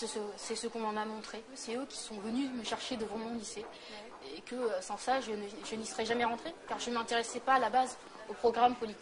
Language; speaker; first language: French; native; French